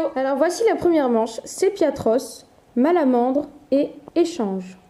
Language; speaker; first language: French; native; French